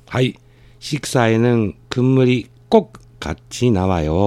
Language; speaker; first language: Korean; non-native, fluent; Japanese